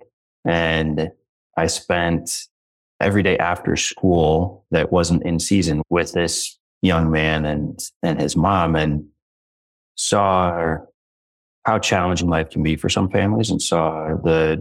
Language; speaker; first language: English; native; English